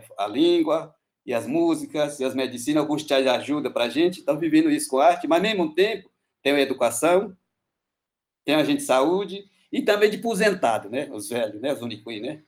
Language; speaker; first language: Portuguese; non-native, local second language; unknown